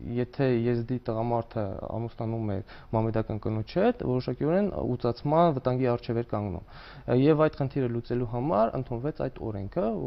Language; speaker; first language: Armenian; non-native, local second language; Kurdish